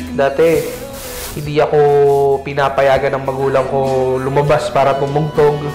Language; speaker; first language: Filipino; native; Filipino